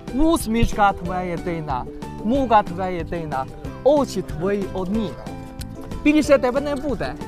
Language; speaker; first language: Ukrainian; non-native, learner; Chinese